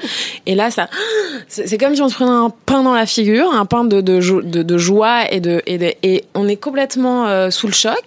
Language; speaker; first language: French; native; French